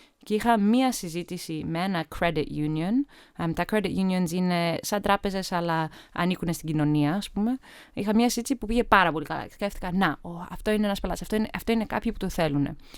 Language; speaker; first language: Greek; early bilingual, heritage; Greek